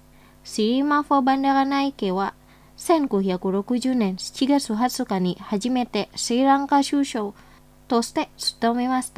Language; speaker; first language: Japanese; non-native, fluent; Indonesian